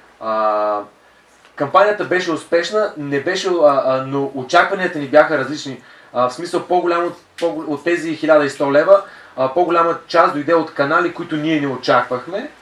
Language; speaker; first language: Bulgarian; native; Bulgarian